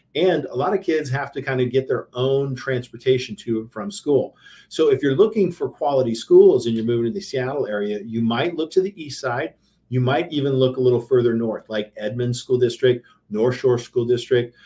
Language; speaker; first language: English; native; English